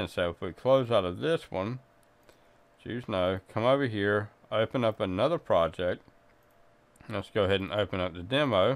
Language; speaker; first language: English; native; English